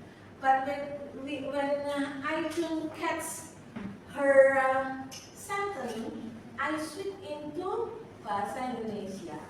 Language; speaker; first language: English; non-native, fluent; Indonesian